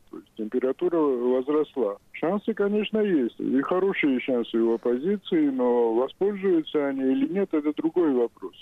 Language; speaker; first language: Russian; non-native, local second language; Georgian